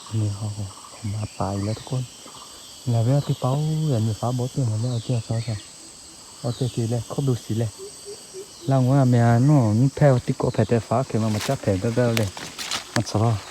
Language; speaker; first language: Thai; non-native, local second language; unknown